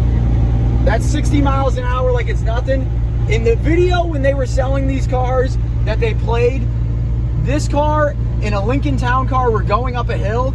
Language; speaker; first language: English; native; English